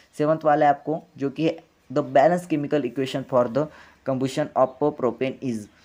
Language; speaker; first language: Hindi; non-native, local second language; Marathi